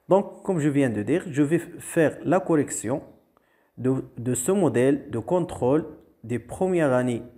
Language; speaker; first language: French; non-native, local second language; Arabic